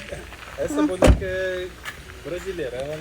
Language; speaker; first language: Portuguese; non-native, learner; Russian